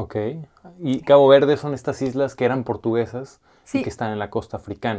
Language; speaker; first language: Spanish; native; Spanish